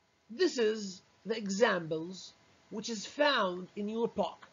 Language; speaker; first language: English; non-native, fluent; Arabic